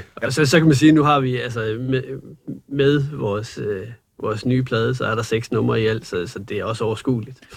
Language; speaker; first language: Danish; native; Danish